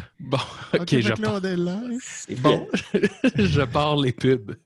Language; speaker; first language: French; native; French